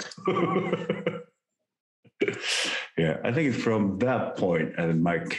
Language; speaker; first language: English; non-native, fluent; Japanese